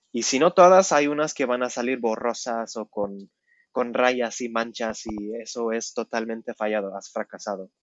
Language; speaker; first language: Spanish; early bilingual, heritage; Spanish